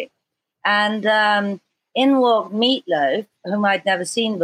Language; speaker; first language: English; native; English